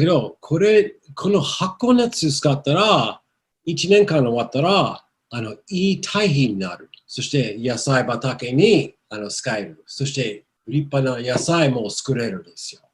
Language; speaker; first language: Japanese; non-native, learner; English